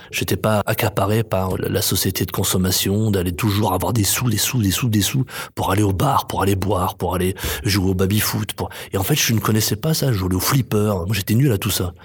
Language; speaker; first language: French; native; French